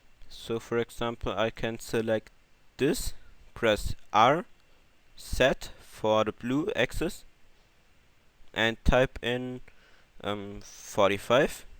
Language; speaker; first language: English; non-native, fluent; German